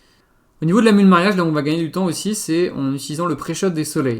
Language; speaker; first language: French; native; French